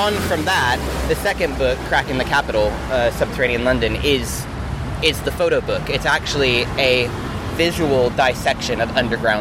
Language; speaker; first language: English; native; English